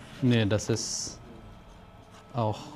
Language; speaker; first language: German; non-native, learner; Filipino